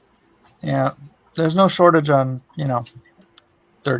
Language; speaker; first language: English; native; English